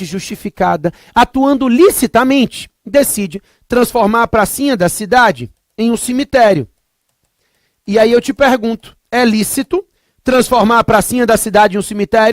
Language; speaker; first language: Portuguese; native; Portuguese